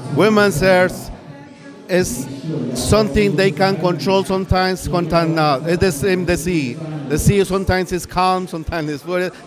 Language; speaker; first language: English; non-native, learner; Spanish